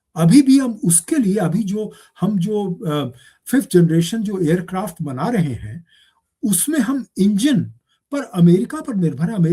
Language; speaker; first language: Hindi; native; Hindi